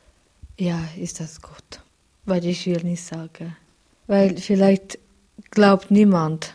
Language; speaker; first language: German; non-native, learner; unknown